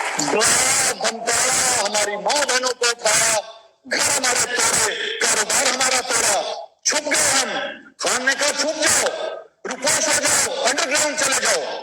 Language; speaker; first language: Urdu; non-native, local second language; Pashto